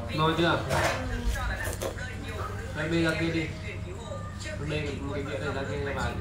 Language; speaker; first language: Vietnamese; native; Vietnamese